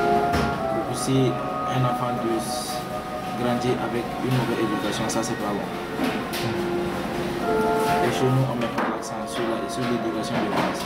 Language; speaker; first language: French; non-native, learner; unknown